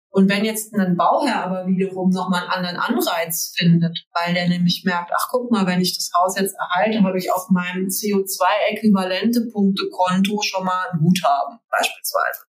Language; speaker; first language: German; native; German